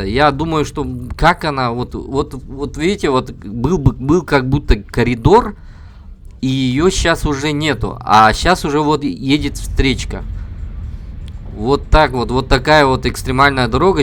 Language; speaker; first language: Russian; native; Russian